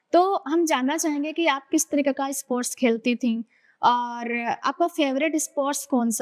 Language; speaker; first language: Hindi; native; Hindi